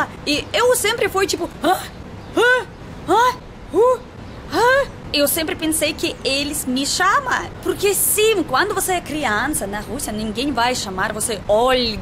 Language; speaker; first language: Portuguese; non-native, fluent; Russian